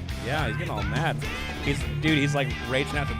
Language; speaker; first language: English; native; English